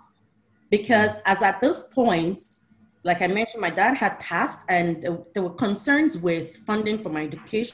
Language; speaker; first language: English; non-native, local second language; Igbo